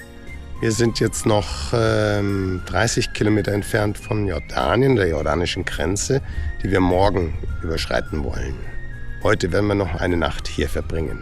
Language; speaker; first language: German; native; German